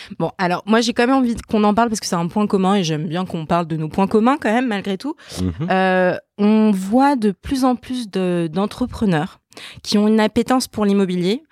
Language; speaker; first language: French; native; French